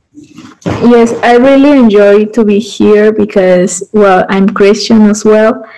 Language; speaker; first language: English; non-native, learner; Spanish